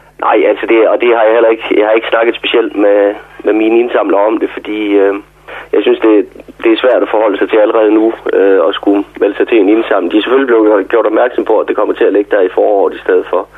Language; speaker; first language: Danish; native; Danish